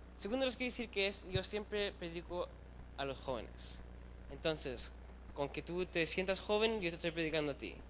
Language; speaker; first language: Spanish; early bilingual, heritage; Spanish